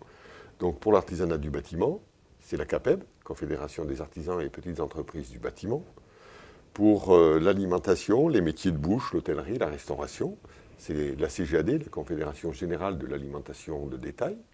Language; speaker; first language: French; native; French